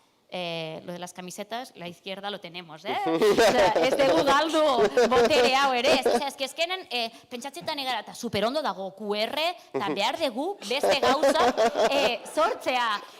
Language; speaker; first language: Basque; non-native, local second language; Catalan